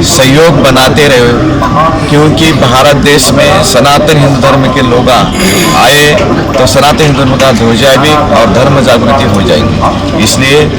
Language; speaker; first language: Hindi; non-native, local second language; Marathi